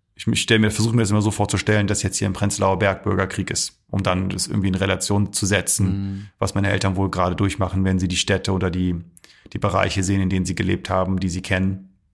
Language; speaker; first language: German; early bilingual, other home language; Arabic